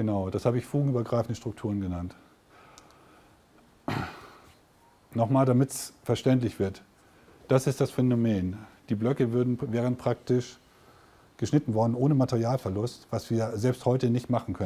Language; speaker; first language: German; native; German